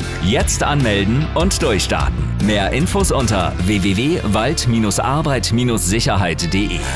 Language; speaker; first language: German; native; German